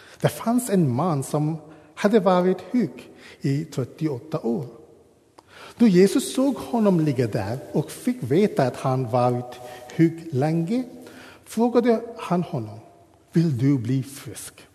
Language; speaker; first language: Swedish; non-native, fluent; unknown